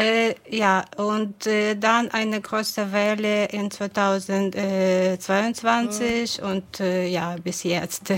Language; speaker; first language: German; non-native, fluent; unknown